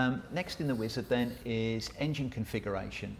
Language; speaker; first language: English; native; English